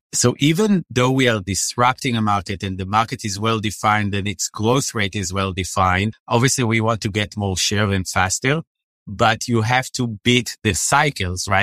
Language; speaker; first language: English; non-native, fluent; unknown